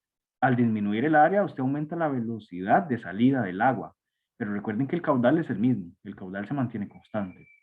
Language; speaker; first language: Spanish; native; Spanish